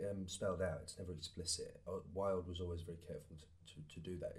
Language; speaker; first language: English; native; English